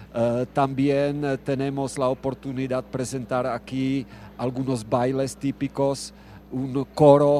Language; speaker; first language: Spanish; non-native, fluent; Czech